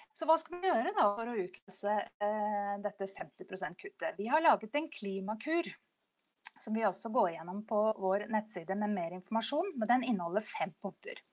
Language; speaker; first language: Norwegian; native; Norwegian